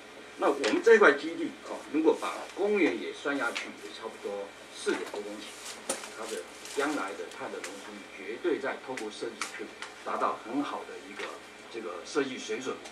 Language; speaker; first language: Chinese; native; Chinese